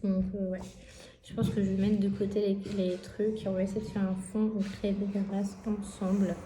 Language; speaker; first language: French; native; French